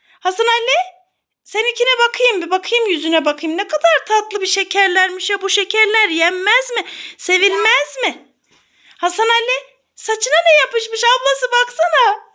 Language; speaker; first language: Turkish; native; Turkish